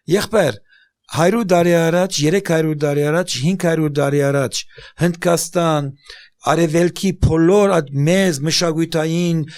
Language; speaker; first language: Armenian; early bilingual, heritage; Armenian